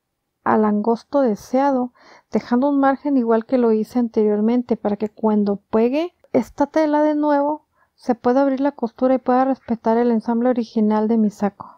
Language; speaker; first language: Spanish; native; Spanish